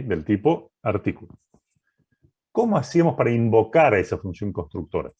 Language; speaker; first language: Spanish; native; Spanish